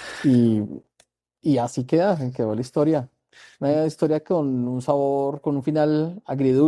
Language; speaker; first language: Spanish; native; Spanish